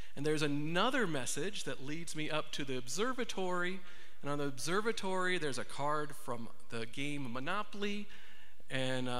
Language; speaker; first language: English; native; English